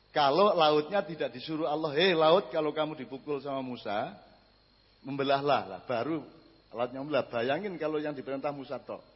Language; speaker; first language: Indonesian; native; Indonesian